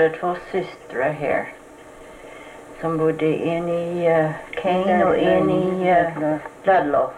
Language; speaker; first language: Swedish; early bilingual, heritage; Swedish